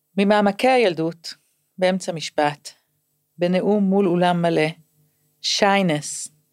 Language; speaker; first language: Hebrew; early bilingual, other home language; English